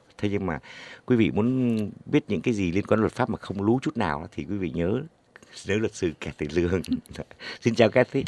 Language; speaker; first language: Vietnamese; native; Vietnamese